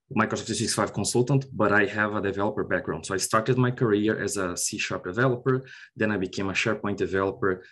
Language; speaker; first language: English; non-native, fluent; Portuguese